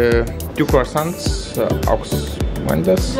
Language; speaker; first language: French; non-native, learner; Lithuanian